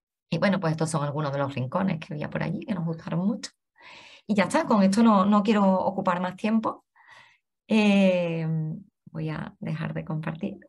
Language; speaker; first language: Spanish; native; Spanish